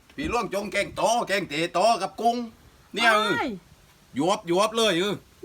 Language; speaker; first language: Thai; native; Thai